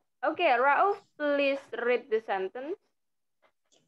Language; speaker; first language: English; non-native, fluent; Indonesian